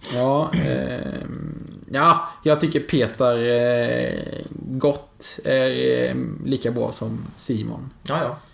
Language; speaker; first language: Swedish; native; Swedish